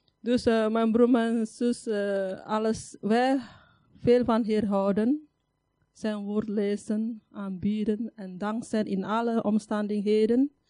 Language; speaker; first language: Dutch; non-native, learner; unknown